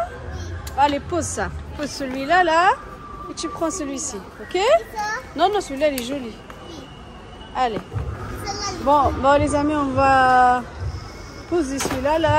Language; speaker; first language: French; native; French